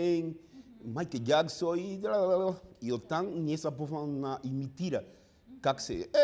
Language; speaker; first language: Bulgarian; non-native, learner; Spanish